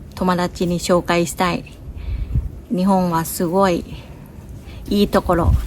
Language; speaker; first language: Japanese; non-native, learner; Thai